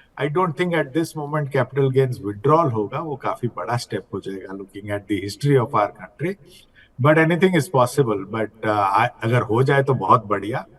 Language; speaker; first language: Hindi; non-native, local second language; Odia